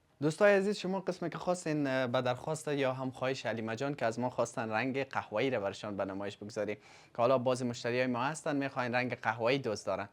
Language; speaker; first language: Persian; native; Persian